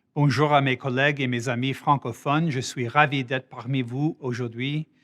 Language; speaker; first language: French; non-native, fluent; English